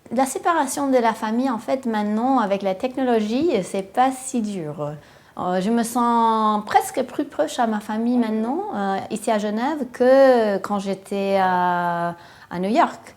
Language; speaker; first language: French; non-native, fluent; English